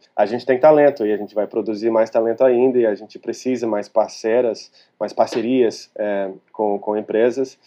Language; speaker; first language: Portuguese; non-native, fluent; English